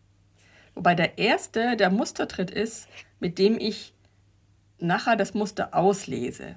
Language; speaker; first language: German; native; German